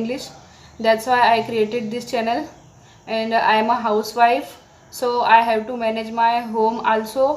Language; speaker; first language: English; non-native, learner; Marathi